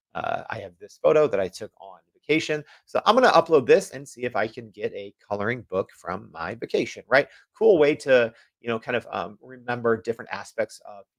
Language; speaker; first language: English; native; English